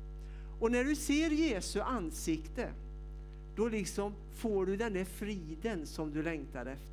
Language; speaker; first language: Swedish; native; Swedish